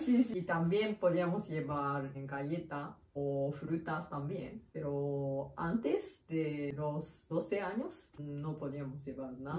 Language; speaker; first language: Spanish; non-native, learner; Japanese